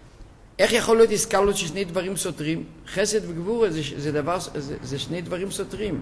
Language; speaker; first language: Hebrew; non-native, fluent; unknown